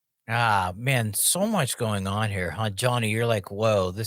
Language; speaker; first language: English; native; English